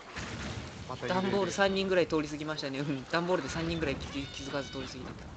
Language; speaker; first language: Japanese; native; Japanese